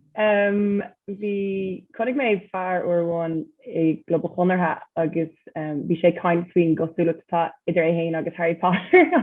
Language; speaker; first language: Irish; non-native, local second language; English